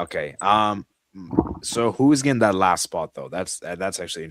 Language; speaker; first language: English; native; English